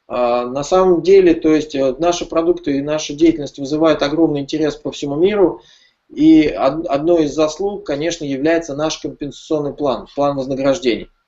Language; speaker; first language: Russian; native; Russian